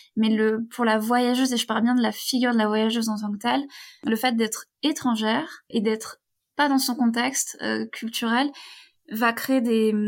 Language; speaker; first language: French; native; French